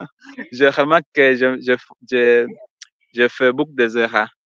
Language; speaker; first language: French; non-native, learner; Swahili